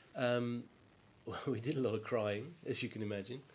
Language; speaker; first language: English; native; English